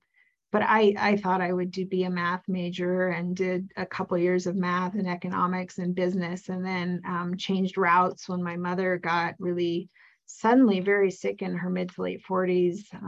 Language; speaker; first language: English; native; English